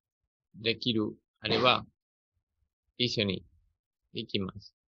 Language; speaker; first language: Japanese; non-native, learner; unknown